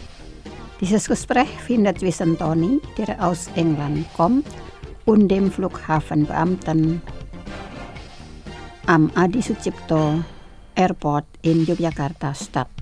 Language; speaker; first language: German; non-native, fluent; Indonesian